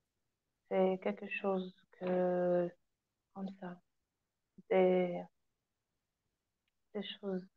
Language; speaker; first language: French; non-native, learner; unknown